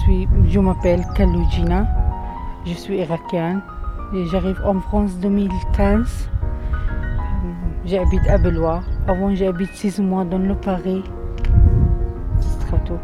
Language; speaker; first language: French; non-native, learner; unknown